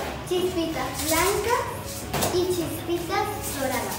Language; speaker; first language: Spanish; native; Spanish